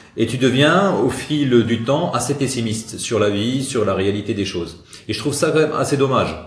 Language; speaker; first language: French; native; French